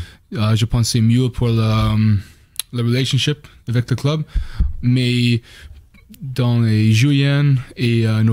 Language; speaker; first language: French; non-native, learner; English